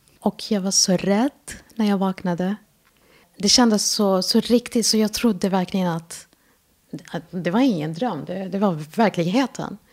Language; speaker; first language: Swedish; non-native, fluent; Arabic